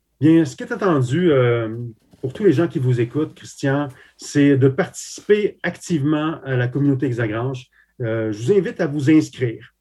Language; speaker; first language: French; early bilingual, other home language; Slovak